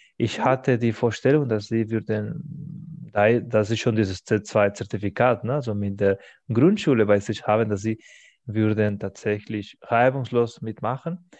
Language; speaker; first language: German; non-native, fluent; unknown